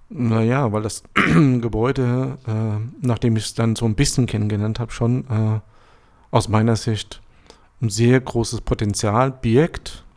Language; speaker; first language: German; native; German